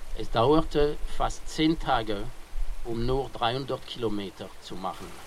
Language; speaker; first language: German; non-native, fluent; French